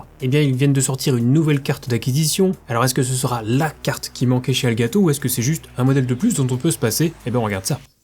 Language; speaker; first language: French; native; French